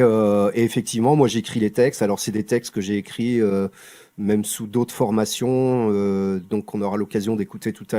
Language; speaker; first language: French; native; French